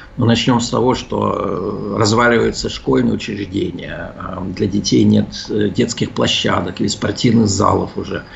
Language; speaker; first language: Russian; early bilingual, heritage; Russian